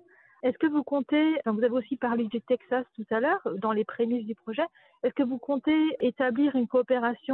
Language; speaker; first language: French; native; French